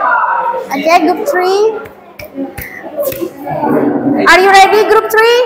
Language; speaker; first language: English; non-native, learner; Indonesian